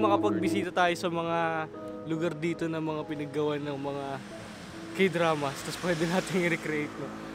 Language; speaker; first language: Filipino; native; Filipino